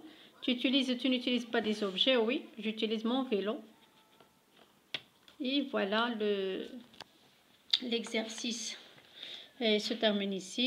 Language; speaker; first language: French; non-native, local second language; Arabic